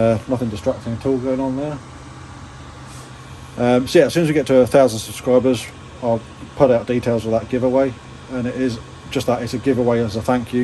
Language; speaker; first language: English; native; English